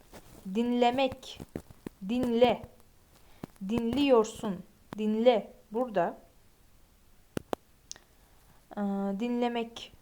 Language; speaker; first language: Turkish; non-native, fluent; Uzbek